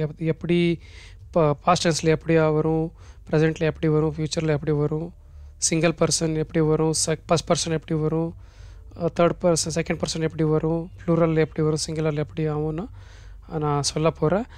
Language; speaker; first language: Tamil; non-native, local second language; Kannada